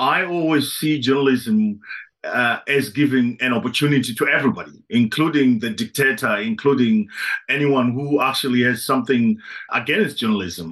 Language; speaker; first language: English; non-native, local second language; Shona